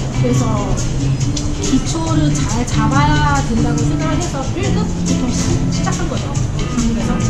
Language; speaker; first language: Korean; non-native, learner; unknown